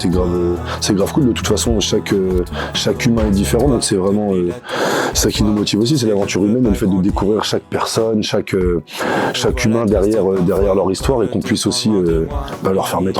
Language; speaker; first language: French; native; French